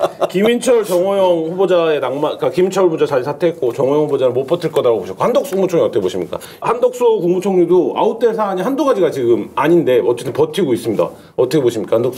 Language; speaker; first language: Korean; native; Korean